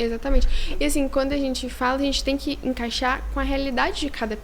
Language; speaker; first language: Portuguese; native; Portuguese